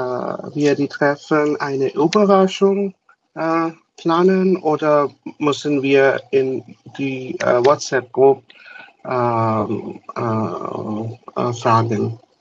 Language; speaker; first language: German; non-native, learner; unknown